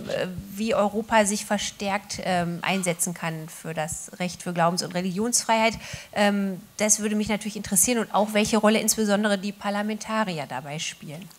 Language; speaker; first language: German; native; German